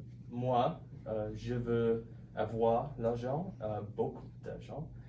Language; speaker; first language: French; non-native, learner; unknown